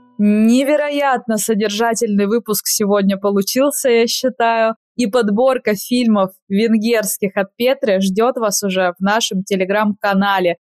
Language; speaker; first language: Russian; native; Russian